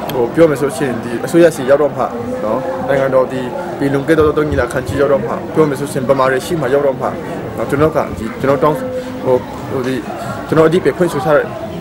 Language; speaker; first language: Burmese; non-native, local second language; Hakha Chin